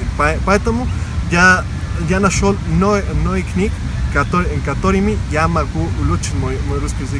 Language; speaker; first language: Russian; non-native, learner; Spanish